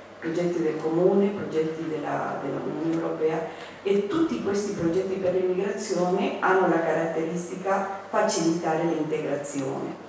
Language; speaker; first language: Italian; non-native, fluent; Spanish